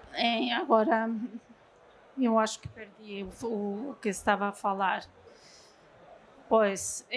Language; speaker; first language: Portuguese; non-native, fluent; Norwegian